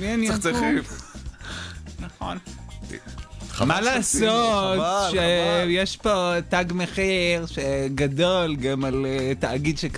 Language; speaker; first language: Hebrew; native; Hebrew